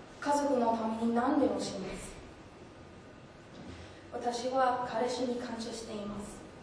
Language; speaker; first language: Japanese; non-native, learner; English